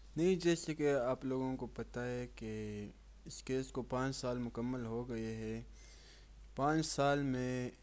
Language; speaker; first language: Urdu; non-native, local second language; Pashto